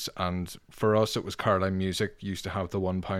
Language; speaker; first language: English; native; English